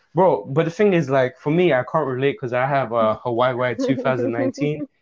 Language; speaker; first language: English; native; English